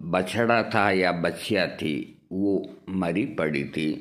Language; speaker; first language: Hindi; native; Hindi